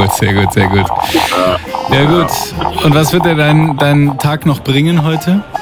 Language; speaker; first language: German; native; German